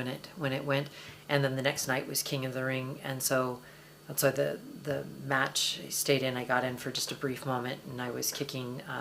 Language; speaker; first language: English; native; English